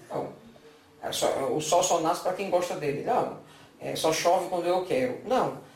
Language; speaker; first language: Portuguese; non-native, fluent; German